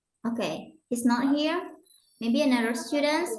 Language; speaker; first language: English; non-native, learner; Indonesian